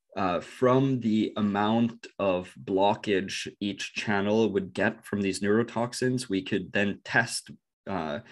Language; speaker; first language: English; non-native, fluent; Norwegian